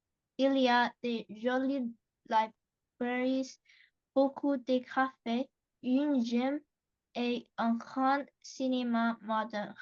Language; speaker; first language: French; non-native, learner; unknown